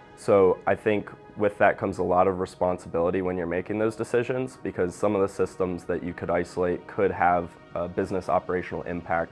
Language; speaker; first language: English; native; English